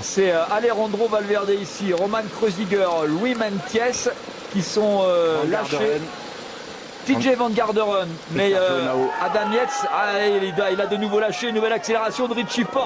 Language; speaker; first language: French; native; French